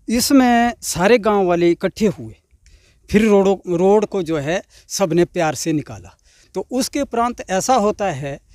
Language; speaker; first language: Hindi; non-native, local second language; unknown